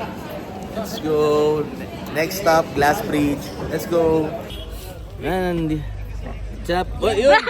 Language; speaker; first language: English; non-native, fluent; Filipino